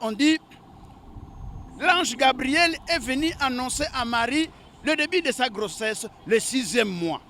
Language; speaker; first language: French; non-native, local second language; Lingala